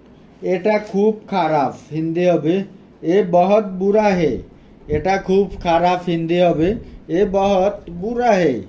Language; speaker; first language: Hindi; non-native, fluent; Bangla